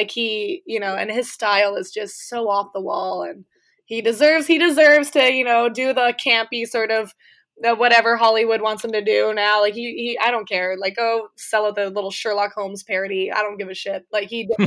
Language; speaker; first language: English; native; English